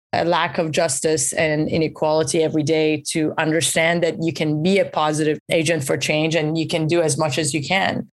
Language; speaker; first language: English; early bilingual, other home language; Persian